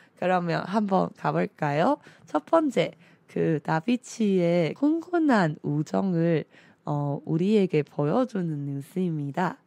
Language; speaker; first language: Korean; non-native, fluent; Chinese